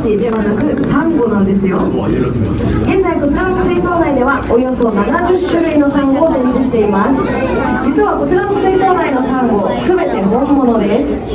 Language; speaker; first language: Japanese; native; Japanese